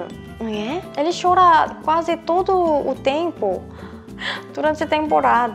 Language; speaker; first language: Portuguese; non-native, fluent; Korean